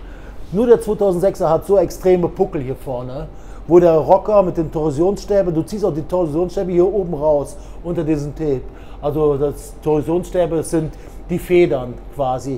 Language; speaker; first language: German; native; German